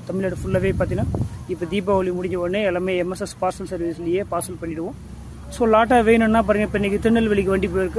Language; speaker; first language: Tamil; native; Tamil